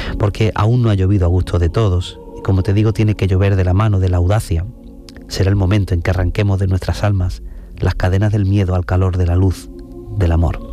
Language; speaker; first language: Spanish; native; Spanish